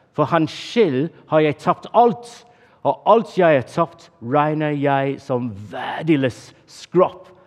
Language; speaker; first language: Norwegian; non-native, fluent; English